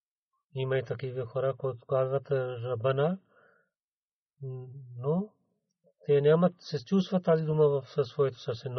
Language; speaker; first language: Bulgarian; non-native, learner; Urdu